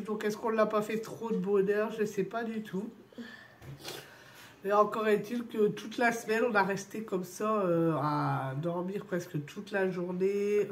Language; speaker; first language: French; native; French